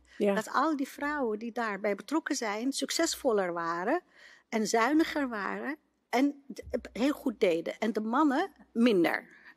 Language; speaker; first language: Dutch; non-native, fluent; Arabic